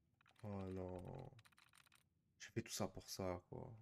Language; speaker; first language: French; native; French